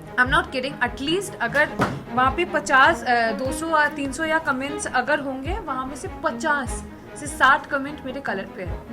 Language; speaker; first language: Hindi; non-native, local second language; Bangla